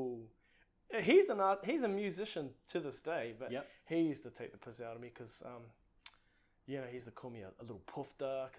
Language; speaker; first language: English; non-native, local second language; Māori